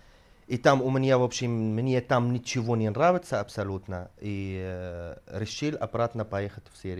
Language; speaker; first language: Russian; non-native, fluent; Arabic